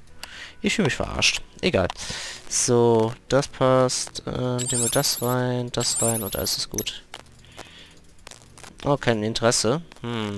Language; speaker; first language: German; native; German